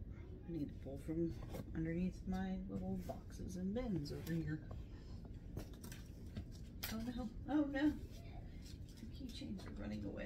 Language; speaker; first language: English; native; English